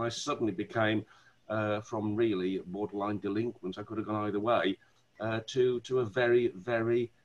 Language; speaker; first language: English; native; English